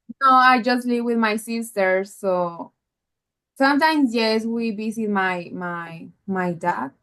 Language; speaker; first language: English; non-native, learner; Spanish